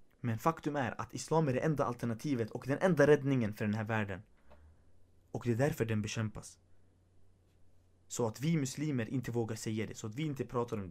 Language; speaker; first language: Swedish; early bilingual, other home language; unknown